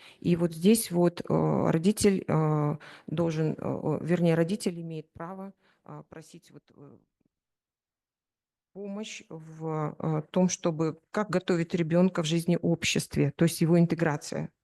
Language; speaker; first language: Russian; native; Russian